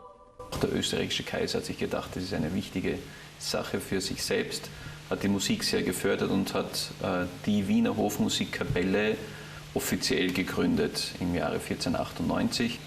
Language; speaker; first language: German; native; German